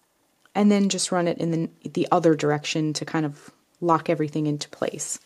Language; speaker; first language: English; native; English